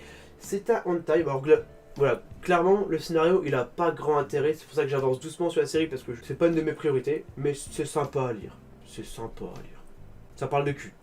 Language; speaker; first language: French; native; French